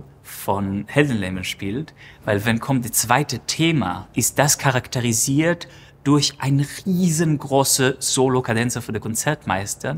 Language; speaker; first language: German; non-native, fluent; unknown